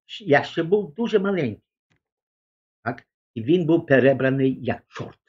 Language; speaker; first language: Ukrainian; early bilingual, heritage; Ukrainian